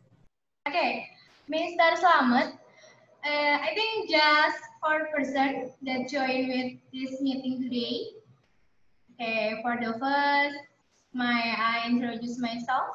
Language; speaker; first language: English; non-native, learner; Indonesian